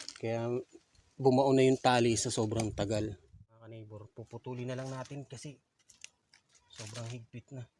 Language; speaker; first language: Filipino; non-native, local second language; Waray